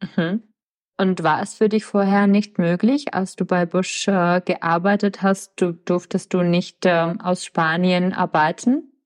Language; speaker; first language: German; non-native, fluent; Czech